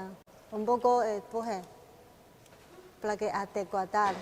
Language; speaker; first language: Spanish; non-native, learner; Chinese